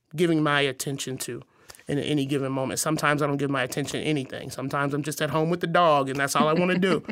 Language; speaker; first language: English; native; English